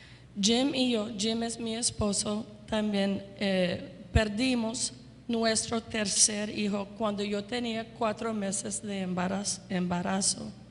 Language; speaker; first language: Spanish; non-native, fluent; English